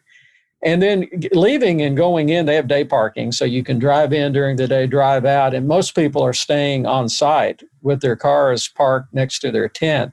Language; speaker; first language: English; native; English